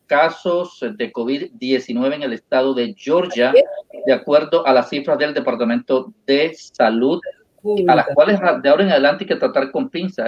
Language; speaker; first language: Spanish; native; Spanish